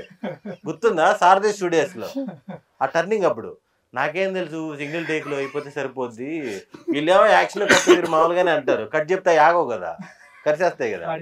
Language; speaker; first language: Telugu; native; Telugu